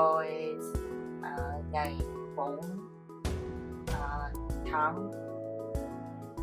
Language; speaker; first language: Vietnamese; non-native, learner; Chinese